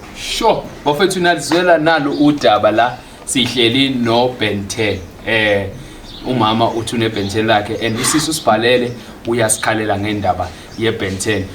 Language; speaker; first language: Zulu; native; Zulu